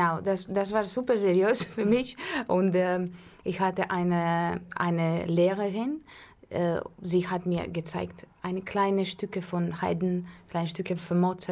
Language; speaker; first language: German; non-native, learner; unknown